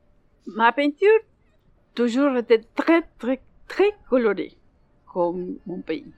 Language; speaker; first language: French; non-native, learner; Spanish